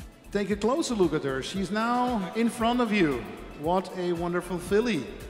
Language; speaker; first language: English; non-native, fluent; Dutch